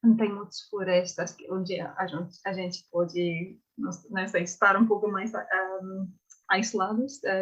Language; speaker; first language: Portuguese; non-native, learner; English